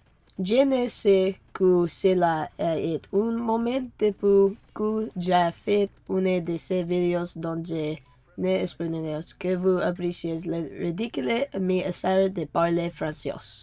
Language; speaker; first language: French; non-native, learner; English